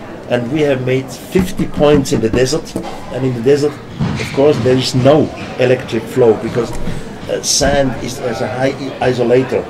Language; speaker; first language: English; non-native, fluent; German